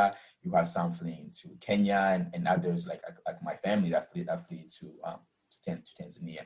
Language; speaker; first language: English; early bilingual, other home language; Rundi